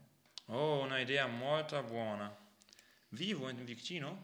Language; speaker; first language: Italian; non-native, learner; German